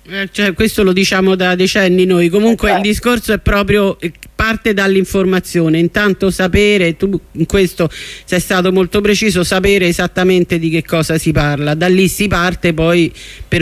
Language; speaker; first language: Italian; native; Italian